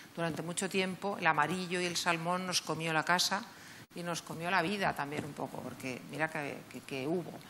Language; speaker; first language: Spanish; native; Spanish